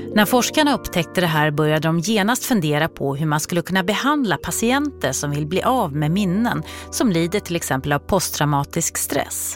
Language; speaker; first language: Swedish; native; Swedish